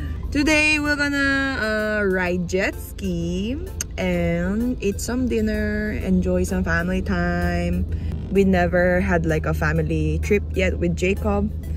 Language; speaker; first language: English; non-native, local second language; Korean